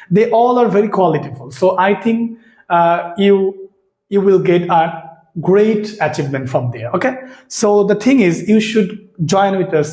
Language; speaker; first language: English; non-native, local second language; Bangla